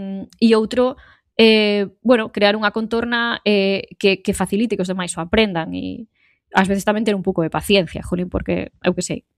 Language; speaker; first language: Galician; native; Galician